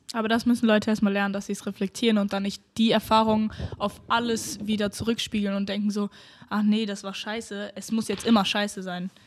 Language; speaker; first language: German; early bilingual, other home language; Romanian